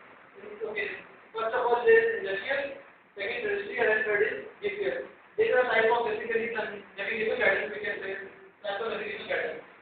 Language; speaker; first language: English; non-native, learner; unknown